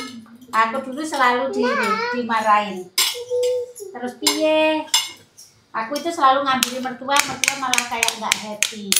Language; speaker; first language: Indonesian; non-native, local second language; Javanese